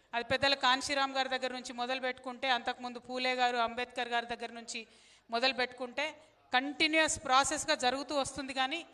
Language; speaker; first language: Telugu; native; Telugu